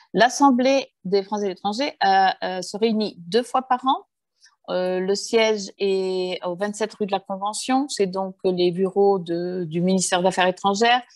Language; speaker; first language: French; early bilingual, heritage; Spanish